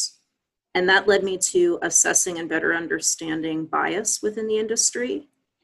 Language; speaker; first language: English; native; English